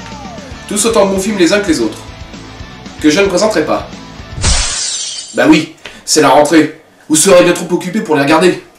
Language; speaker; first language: French; native; French